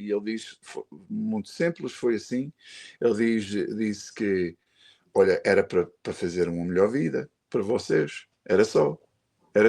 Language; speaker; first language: Portuguese; early bilingual, heritage; Portuguese